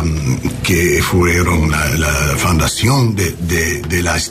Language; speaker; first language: Spanish; non-native, learner; English